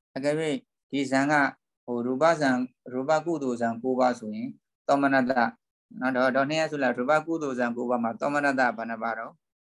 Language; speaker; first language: Burmese; native; Burmese